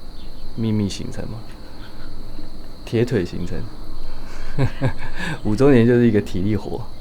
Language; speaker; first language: Chinese; native; Chinese